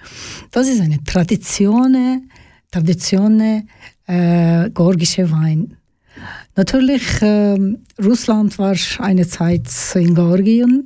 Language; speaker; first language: German; non-native, learner; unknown